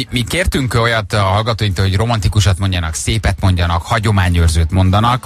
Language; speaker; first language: Hungarian; native; Hungarian